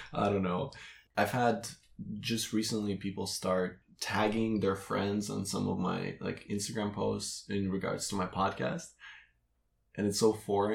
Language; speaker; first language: English; non-native, fluent; Russian